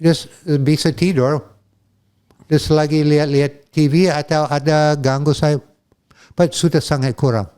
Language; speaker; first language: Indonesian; non-native, fluent; English